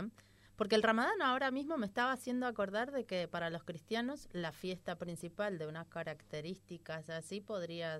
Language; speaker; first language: Spanish; native; Spanish